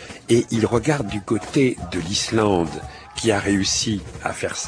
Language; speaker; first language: French; native; French